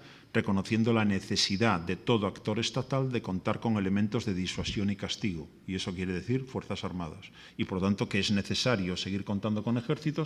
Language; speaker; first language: Spanish; native; Spanish